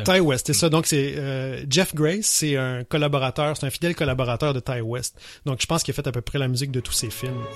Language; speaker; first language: French; native; French